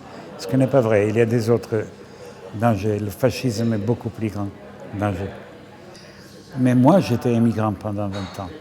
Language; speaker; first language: French; non-native, fluent; Serbian